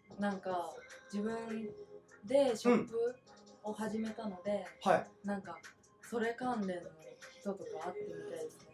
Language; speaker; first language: Japanese; native; Japanese